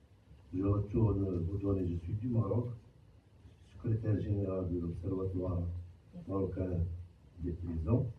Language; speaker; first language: French; non-native, local second language; Arabic